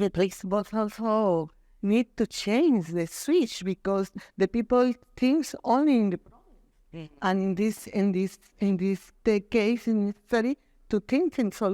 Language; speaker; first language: English; non-native, learner; Spanish